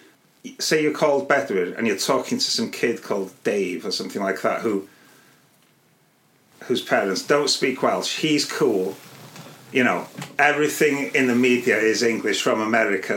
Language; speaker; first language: English; non-native, local second language; Welsh